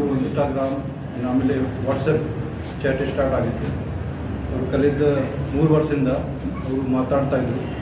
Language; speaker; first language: Kannada; non-native, fluent; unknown